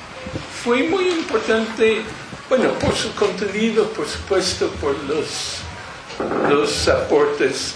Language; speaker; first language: Spanish; non-native, fluent; English